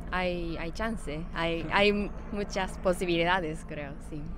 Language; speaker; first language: Spanish; non-native, fluent; Japanese